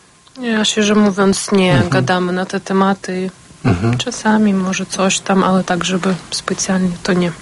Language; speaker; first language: Polish; non-native, fluent; Ukrainian